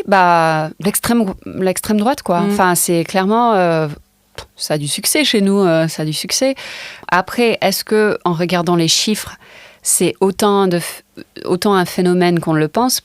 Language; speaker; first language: French; non-native, fluent; English